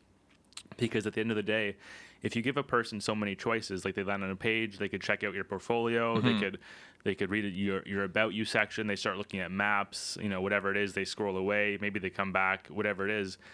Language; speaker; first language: English; native; English